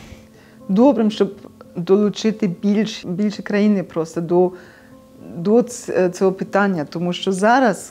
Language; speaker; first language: Ukrainian; non-native, fluent; German